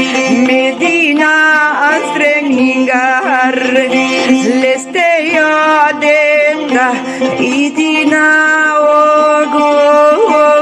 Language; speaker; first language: Swedish; non-native, fluent; Kurdish